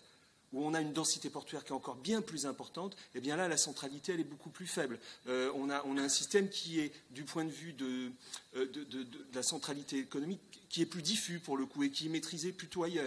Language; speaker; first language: French; native; French